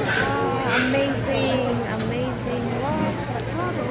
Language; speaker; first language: English; non-native, local second language; Cebuano